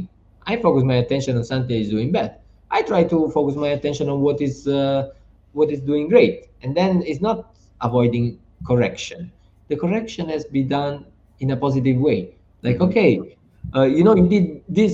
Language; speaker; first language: English; non-native, fluent; Italian